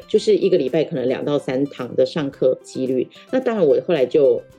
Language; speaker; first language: Chinese; non-native, local second language; Min Nan Chinese